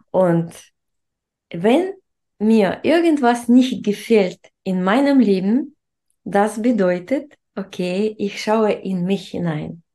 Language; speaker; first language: German; non-native, fluent; Russian